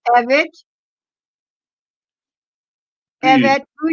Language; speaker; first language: Turkish; non-native, learner; English